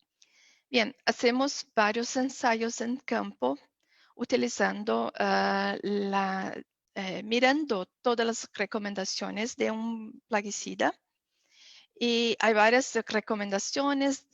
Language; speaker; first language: Spanish; non-native, fluent; Portuguese